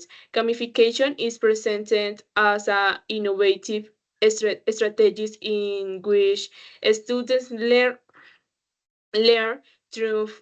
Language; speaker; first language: English; non-native, learner; Spanish